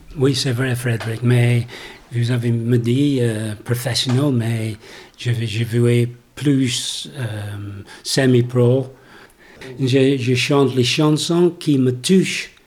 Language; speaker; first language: French; non-native, learner; English